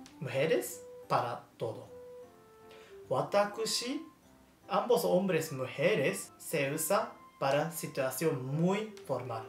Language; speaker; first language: Spanish; non-native, learner; Japanese